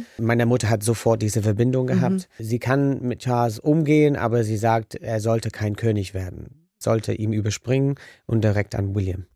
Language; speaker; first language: German; non-native, fluent; English